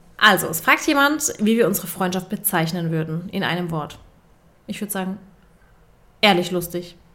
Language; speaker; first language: German; early bilingual, other home language; Turkish